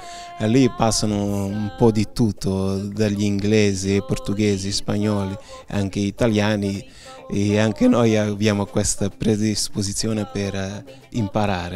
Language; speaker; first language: Italian; non-native, fluent; Kabuverdianu